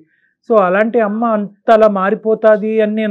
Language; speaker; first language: Telugu; native; Telugu